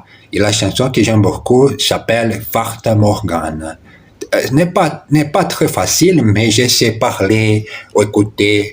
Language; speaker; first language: French; non-native, learner; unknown